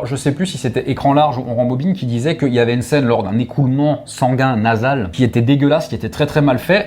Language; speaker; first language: French; native; French